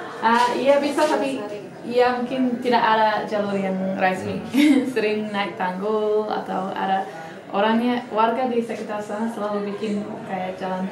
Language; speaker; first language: Indonesian; non-native, fluent; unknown